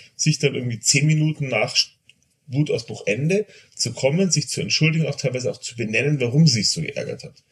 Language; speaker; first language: German; non-native, fluent; Spanish